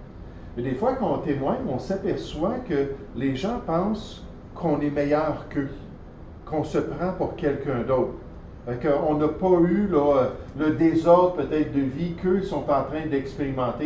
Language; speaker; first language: French; native; French